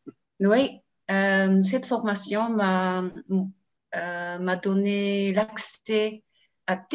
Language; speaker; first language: French; non-native, learner; Japanese